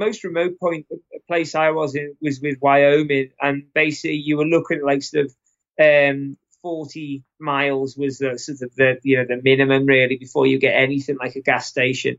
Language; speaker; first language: English; native; English